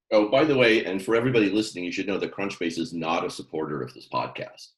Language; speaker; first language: English; native; English